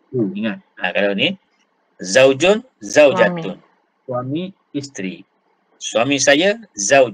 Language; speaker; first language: Malay; native; Malay